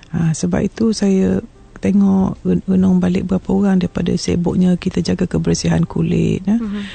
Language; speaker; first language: Malay; native; Malay